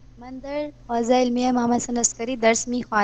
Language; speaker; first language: Persian; non-native, learner; Urdu